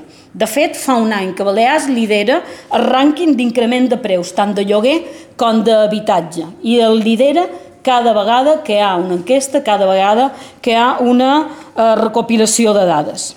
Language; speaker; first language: Catalan; native; Catalan